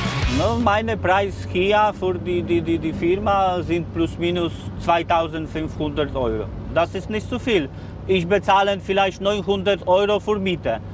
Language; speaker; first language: German; non-native, learner; Polish